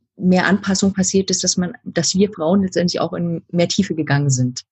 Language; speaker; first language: German; native; German